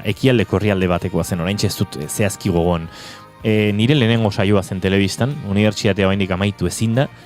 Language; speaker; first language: Basque; native; Basque